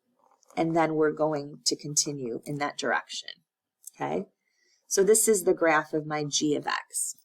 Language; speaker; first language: English; native; English